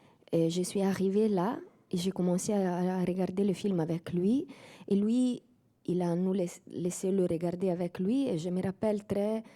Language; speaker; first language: French; non-native, fluent; Italian